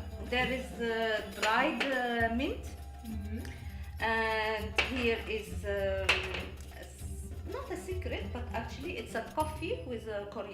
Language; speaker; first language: English; non-native, learner; Arabic